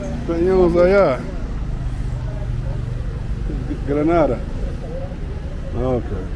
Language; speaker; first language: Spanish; non-native, learner; English